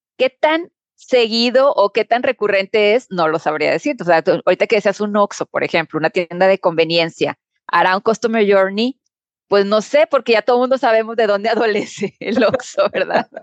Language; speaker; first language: Spanish; native; Spanish